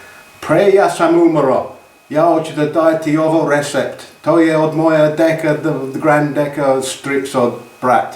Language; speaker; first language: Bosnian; non-native, learner; English